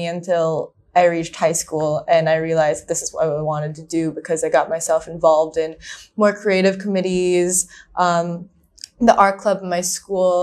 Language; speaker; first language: English; non-native, local second language; Filipino